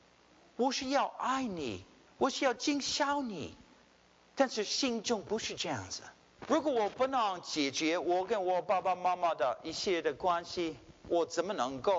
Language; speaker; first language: Chinese; early bilingual, heritage; Chinese